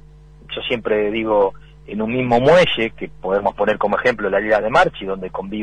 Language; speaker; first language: Spanish; native; Spanish